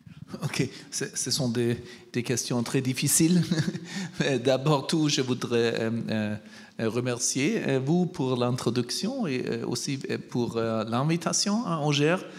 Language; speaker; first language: French; non-native, learner; German